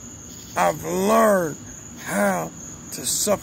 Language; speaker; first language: English; native; English